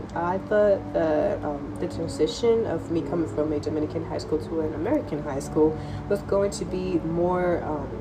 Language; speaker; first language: English; non-native, fluent; Spanish